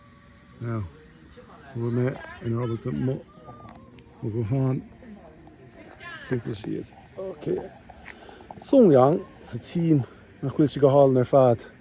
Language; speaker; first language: Irish; non-native, learner; English